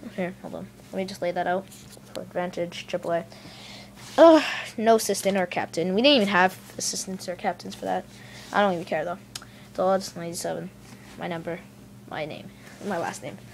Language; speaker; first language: English; native; English